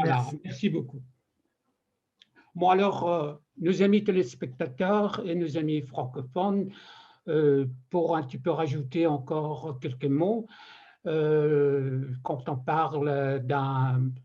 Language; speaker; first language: French; non-native, fluent; Persian